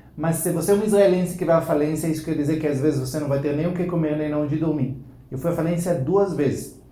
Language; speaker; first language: Portuguese; non-native, fluent; Hebrew